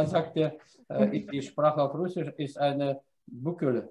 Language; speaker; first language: German; non-native, fluent; Russian